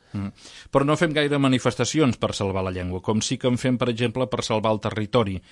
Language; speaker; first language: Catalan; native; Catalan